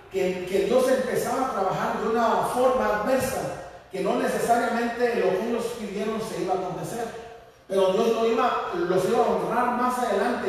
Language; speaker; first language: Spanish; native; Spanish